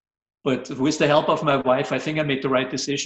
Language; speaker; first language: English; non-native, fluent; German